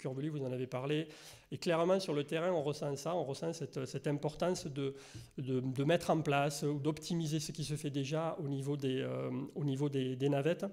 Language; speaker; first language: French; native; French